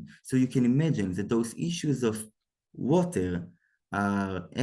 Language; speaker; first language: English; non-native, fluent; Hebrew